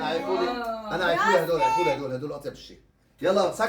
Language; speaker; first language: Arabic; native; Arabic